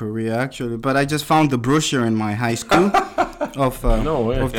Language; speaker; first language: English; non-native, local second language; Akan